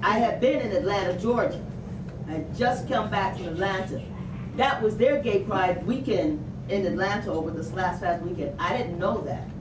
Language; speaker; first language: English; native; English